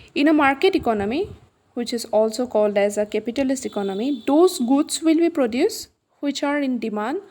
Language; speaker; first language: English; non-native, local second language; Assamese